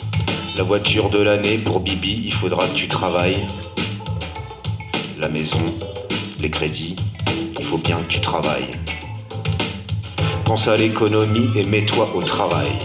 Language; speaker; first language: French; native; French